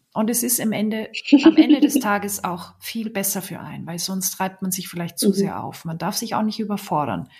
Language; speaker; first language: German; native; German